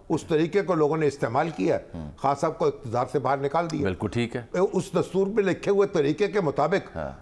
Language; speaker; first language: Urdu; native; Urdu